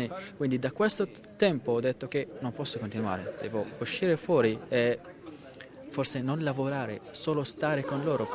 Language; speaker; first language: Italian; non-native, learner; Arabic